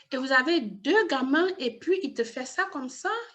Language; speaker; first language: French; native; French